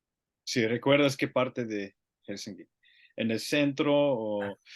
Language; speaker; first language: Spanish; non-native, learner; Finnish